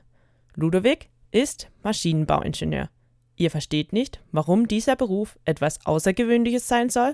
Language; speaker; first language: German; native; German